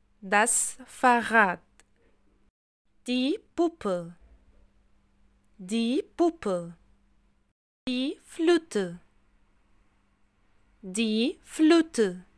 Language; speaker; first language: German; non-native, fluent; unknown